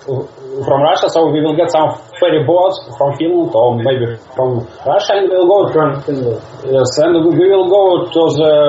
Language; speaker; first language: English; non-native, learner; Russian